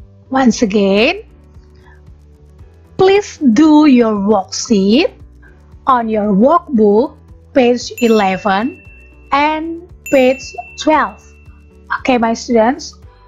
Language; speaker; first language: English; non-native, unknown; Indonesian